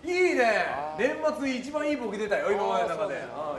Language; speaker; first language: Japanese; native; Japanese